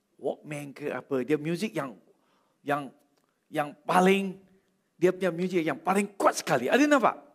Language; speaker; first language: Malay; non-native, local second language; Chinese